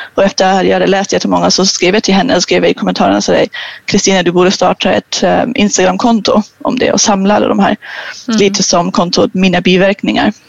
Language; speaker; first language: Swedish; non-native, fluent; German